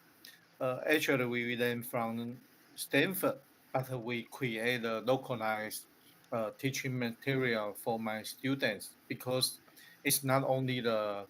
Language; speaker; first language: English; non-native, learner; Chinese